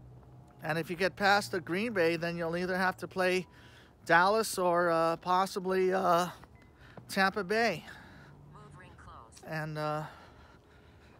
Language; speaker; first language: English; native; English